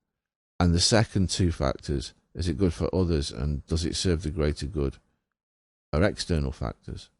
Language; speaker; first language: English; native; English